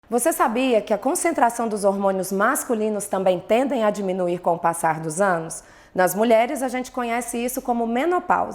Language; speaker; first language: Portuguese; native; Portuguese